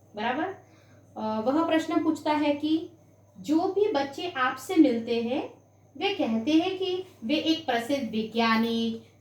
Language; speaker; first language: Hindi; non-native, local second language; Gujarati